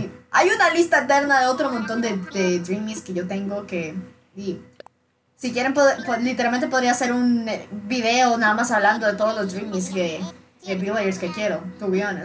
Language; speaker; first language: Spanish; native; Spanish